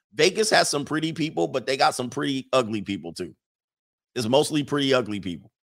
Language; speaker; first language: English; native; English